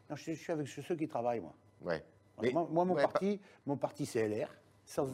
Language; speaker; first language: French; native; French